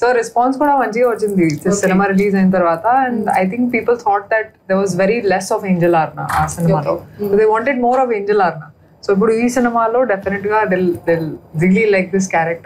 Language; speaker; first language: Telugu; non-native, fluent; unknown